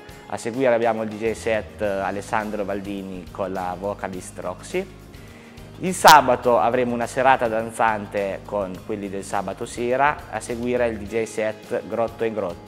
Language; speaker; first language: Italian; native; Italian